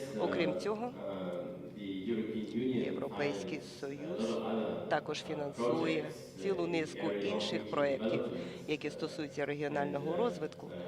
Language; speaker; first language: Ukrainian; native; Ukrainian